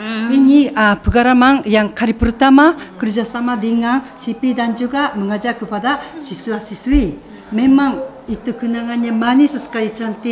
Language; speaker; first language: Indonesian; non-native, fluent; Japanese